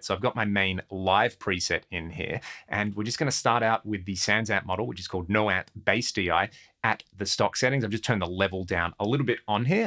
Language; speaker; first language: English; native; English